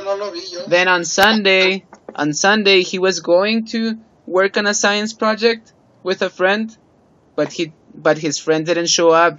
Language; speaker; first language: English; non-native, fluent; Spanish